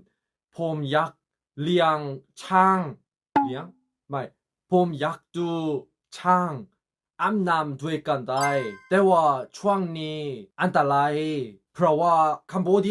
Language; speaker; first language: Thai; non-native, learner; Korean